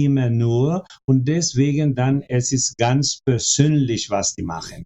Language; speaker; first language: German; non-native, fluent; Spanish